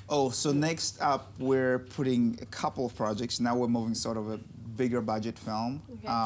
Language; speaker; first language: English; non-native, local second language; Russian